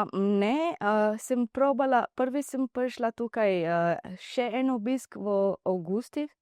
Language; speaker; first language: Slovenian; non-native, learner; Divehi